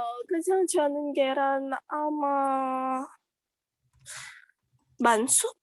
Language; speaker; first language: Korean; non-native, learner; Indonesian